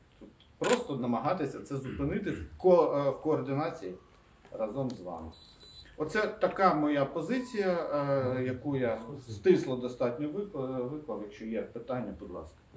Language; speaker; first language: Ukrainian; non-native, local second language; Russian